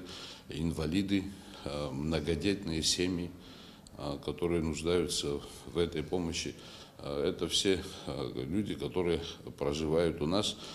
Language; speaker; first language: Russian; non-native, local second language; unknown